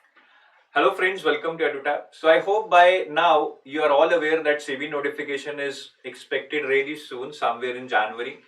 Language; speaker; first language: English; non-native, local second language; Hindi